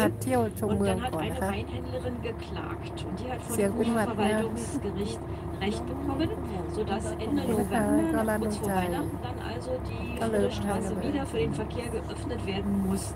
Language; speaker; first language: German; native; German